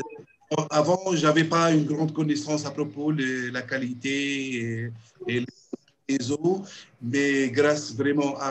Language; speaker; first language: French; non-native, local second language; Arabic